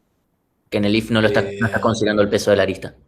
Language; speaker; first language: Spanish; native; Spanish